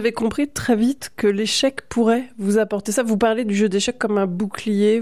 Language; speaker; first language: French; native; French